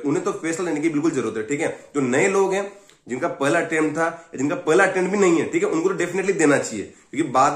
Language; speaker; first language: Hindi; native; Hindi